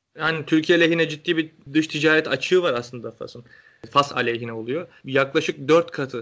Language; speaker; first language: Turkish; native; Turkish